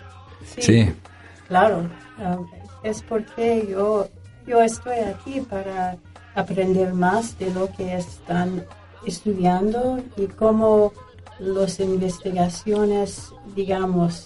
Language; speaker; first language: Spanish; non-native, fluent; English